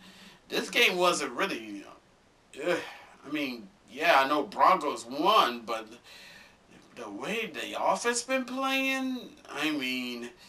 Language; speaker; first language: English; native; English